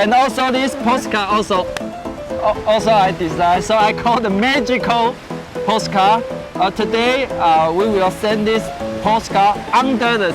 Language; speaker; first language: English; non-native, learner; Chinese